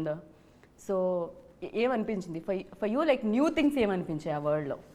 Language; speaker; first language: Telugu; native; Telugu